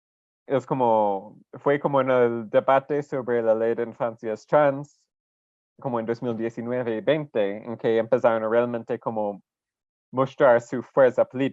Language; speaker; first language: Spanish; non-native, fluent; English